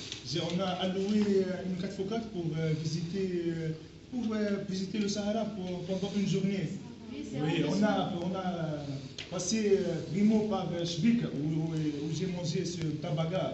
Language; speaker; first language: French; non-native, local second language; Arabic